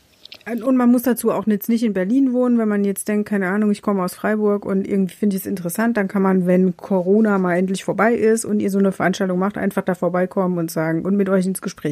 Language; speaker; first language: German; native; German